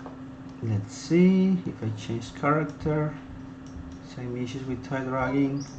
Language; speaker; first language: English; non-native, fluent; Spanish